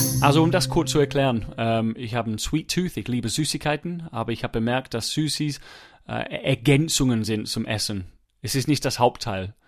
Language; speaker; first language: German; non-native, fluent; English